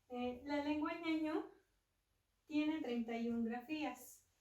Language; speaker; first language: Spanish; non-native, local second language; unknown